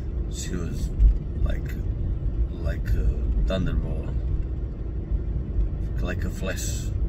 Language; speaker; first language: English; non-native, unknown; Croatian